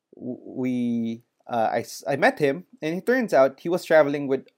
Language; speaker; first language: English; non-native, local second language; Filipino